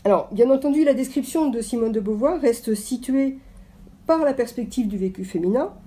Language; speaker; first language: French; native; French